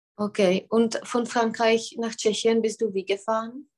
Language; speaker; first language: German; non-native, fluent; Czech